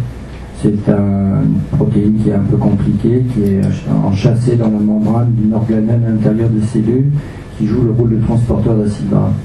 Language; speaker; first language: French; native; French